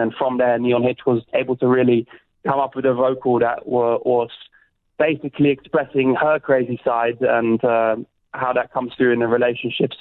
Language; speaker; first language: English; native; English